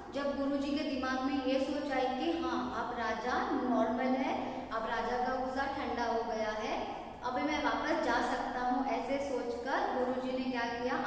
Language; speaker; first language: Hindi; non-native, local second language; Kannada